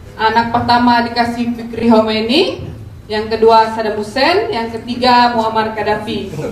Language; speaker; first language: Indonesian; native; Indonesian